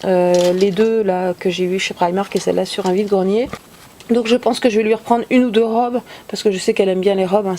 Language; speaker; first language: French; native; French